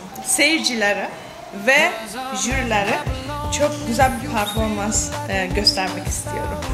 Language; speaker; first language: Turkish; non-native, fluent; Persian